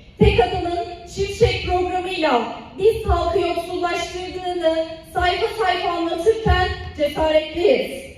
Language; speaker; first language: Turkish; native; Turkish